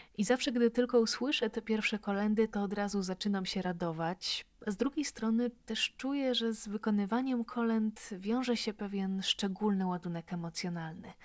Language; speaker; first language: Polish; native; Polish